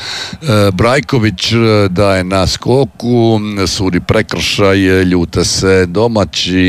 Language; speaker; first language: Serbian; native; Serbian